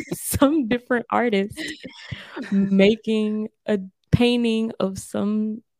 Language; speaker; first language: English; native; English